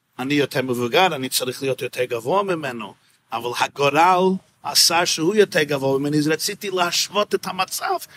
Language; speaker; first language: Hebrew; non-native, fluent; English